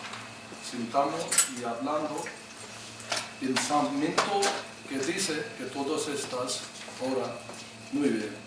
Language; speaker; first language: Spanish; non-native, learner; Urdu